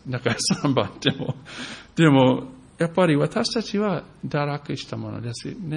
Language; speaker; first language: Japanese; non-native, fluent; English